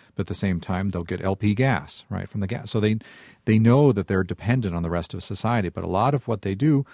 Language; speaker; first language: English; native; English